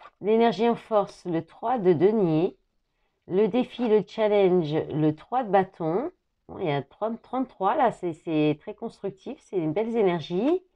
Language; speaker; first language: French; native; French